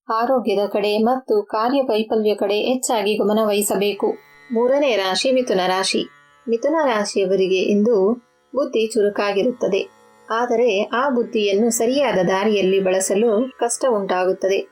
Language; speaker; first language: Kannada; native; Kannada